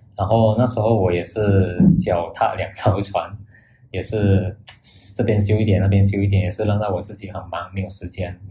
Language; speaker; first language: Chinese; native; Chinese